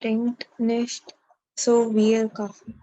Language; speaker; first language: German; non-native, learner; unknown